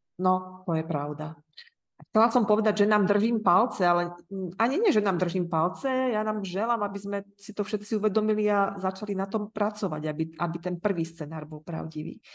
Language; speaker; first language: Slovak; native; Slovak